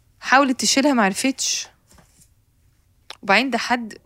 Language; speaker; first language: Arabic; native; Arabic